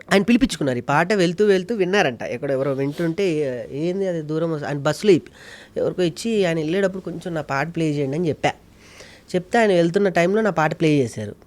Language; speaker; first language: Telugu; native; Telugu